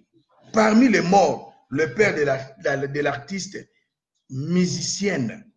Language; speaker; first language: French; non-native, local second language; Lingala